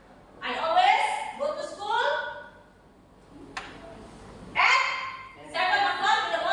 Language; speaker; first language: English; non-native, learner; Indonesian